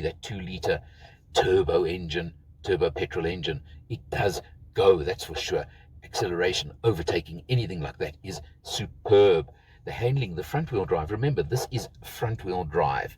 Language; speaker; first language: English; native; English